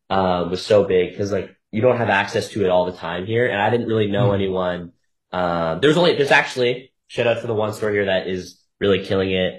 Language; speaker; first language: English; native; English